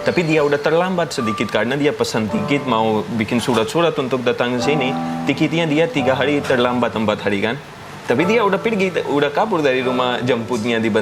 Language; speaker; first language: Indonesian; non-native, fluent; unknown